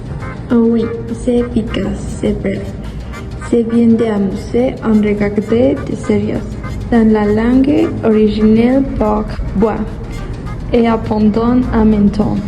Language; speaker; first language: French; non-native, learner; Spanish